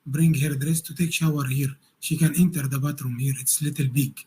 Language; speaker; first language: English; non-native, learner; Arabic